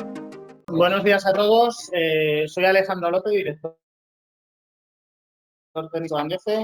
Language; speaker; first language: Spanish; native; Spanish